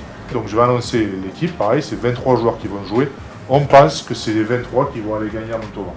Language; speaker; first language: French; native; French